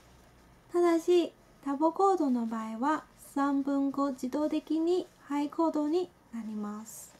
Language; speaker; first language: Japanese; non-native, fluent; Chinese